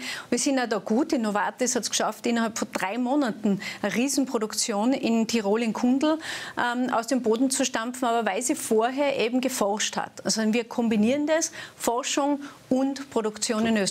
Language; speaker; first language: German; native; German